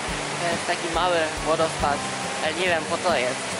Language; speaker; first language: Polish; non-native, fluent; Japanese